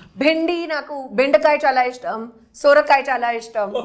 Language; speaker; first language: Telugu; non-native, local second language; Hindi